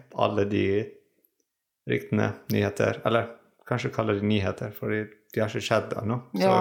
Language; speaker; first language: Norwegian; non-native, fluent; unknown